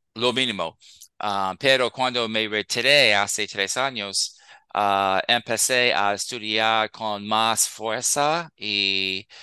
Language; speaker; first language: Spanish; non-native, fluent; English